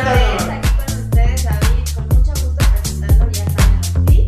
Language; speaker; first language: Spanish; native; Spanish